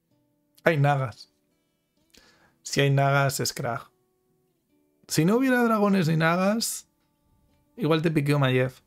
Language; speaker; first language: Spanish; native; Spanish